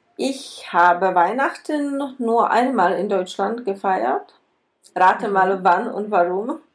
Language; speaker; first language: German; non-native, fluent; Czech